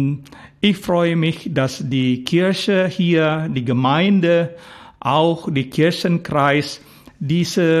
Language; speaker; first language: German; non-native, fluent; Indonesian